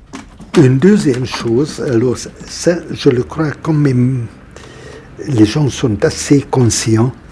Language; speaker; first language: French; non-native, fluent; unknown